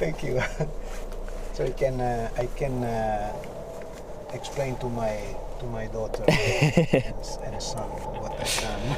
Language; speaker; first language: English; non-native, learner; Italian